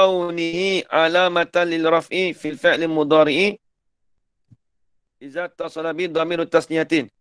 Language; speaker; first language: Arabic; non-native, fluent; Malay